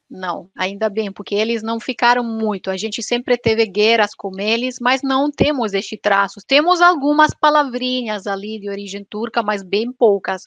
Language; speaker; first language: Portuguese; non-native, fluent; Romanian